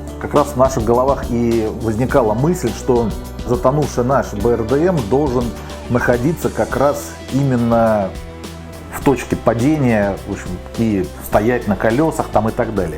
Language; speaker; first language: Russian; native; Russian